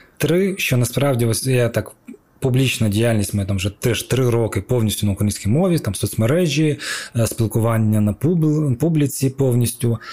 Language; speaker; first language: Ukrainian; non-native, local second language; Russian